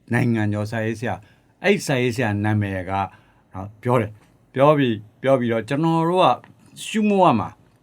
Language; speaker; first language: Burmese; native; Burmese